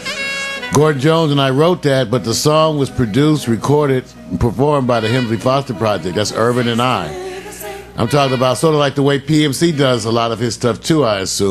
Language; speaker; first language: English; native; English